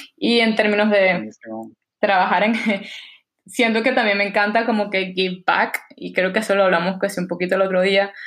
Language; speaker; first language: Spanish; native; Spanish